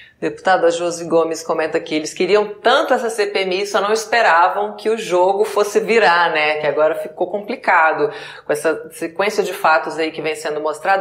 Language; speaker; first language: Portuguese; native; Portuguese